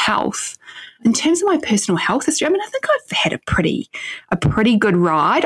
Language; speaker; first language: English; native; English